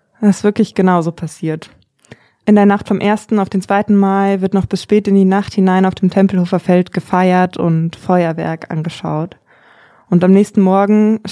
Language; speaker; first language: German; native; German